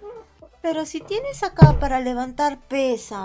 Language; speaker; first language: Spanish; native; Spanish